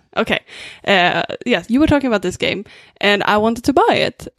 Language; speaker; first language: English; non-native, fluent; Swedish